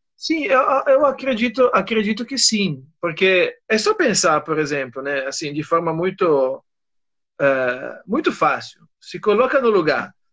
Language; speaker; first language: Portuguese; non-native, fluent; Italian